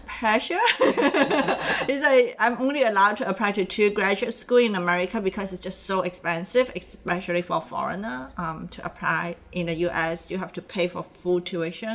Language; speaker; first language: English; non-native, local second language; Cantonese